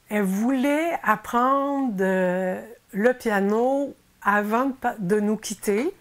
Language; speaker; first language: French; native; French